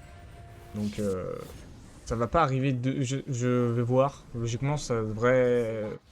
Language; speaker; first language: French; native; French